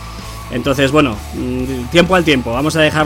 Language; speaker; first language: Spanish; native; Spanish